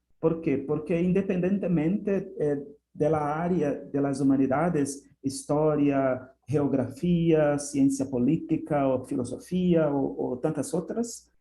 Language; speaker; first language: Spanish; non-native, fluent; Portuguese